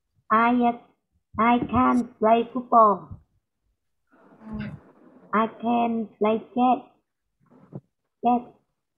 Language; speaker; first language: English; non-native, learner; Vietnamese